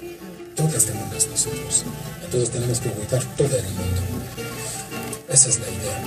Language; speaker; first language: Spanish; non-native, learner; Kurdish